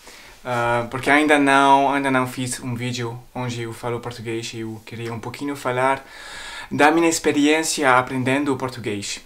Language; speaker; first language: Portuguese; non-native, fluent; French